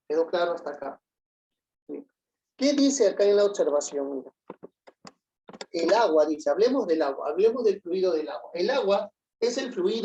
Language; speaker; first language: Spanish; native; Spanish